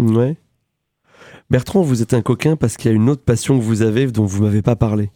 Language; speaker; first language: French; native; French